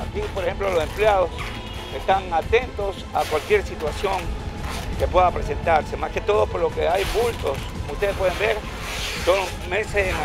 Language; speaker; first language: Spanish; native; Spanish